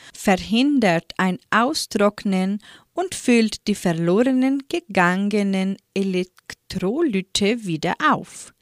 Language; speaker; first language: German; native; German